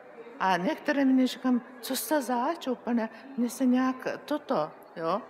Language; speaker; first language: Czech; non-native, learner; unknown